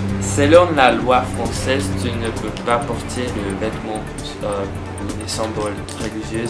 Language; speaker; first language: French; non-native, learner; English